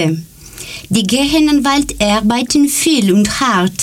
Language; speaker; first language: German; non-native, learner; Greek